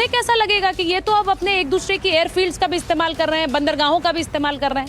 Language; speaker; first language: Hindi; native; Hindi